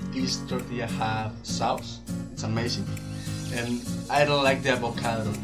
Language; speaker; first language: English; non-native, learner; Spanish